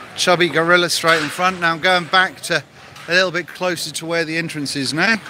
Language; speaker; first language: English; native; English